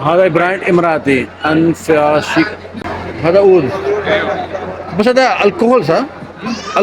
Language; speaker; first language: Arabic; non-native, learner; Urdu